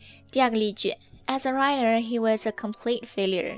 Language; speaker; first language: English; non-native, fluent; Chinese